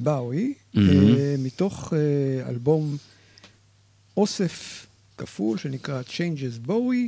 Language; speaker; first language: Hebrew; native; Hebrew